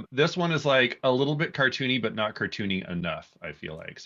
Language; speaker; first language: English; native; English